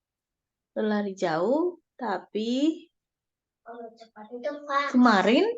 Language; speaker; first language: Indonesian; non-native, learner; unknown